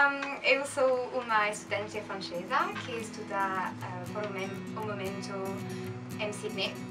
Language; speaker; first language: Portuguese; non-native, learner; French